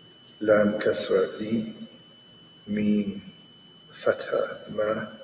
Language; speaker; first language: Arabic; non-native, learner; English